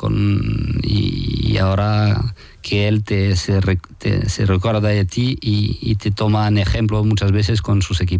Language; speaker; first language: Spanish; non-native, fluent; French